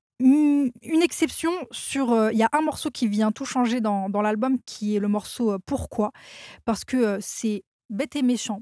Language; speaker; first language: French; native; French